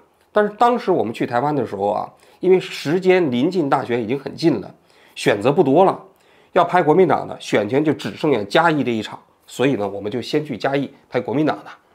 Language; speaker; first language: Chinese; native; Chinese